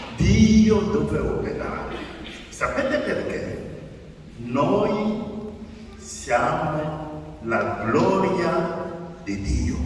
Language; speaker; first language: Italian; non-native, fluent; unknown